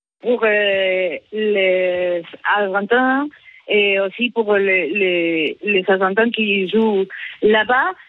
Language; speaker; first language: French; non-native, learner; Spanish